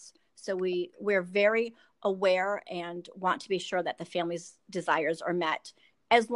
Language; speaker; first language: English; native; English